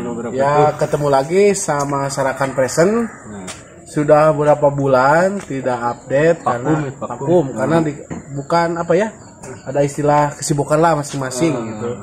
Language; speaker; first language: Indonesian; non-native, local second language; Sundanese